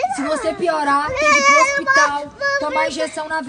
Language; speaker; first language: Portuguese; native; Portuguese